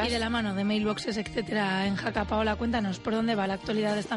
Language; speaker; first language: Spanish; native; Spanish